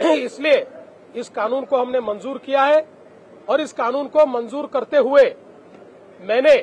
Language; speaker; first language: Hindi; non-native, local second language; Marathi